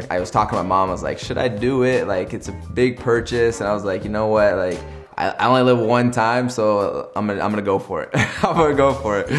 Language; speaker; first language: English; native; English